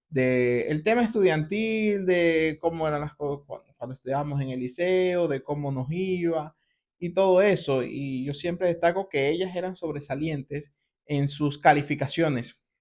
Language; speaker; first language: Spanish; native; Spanish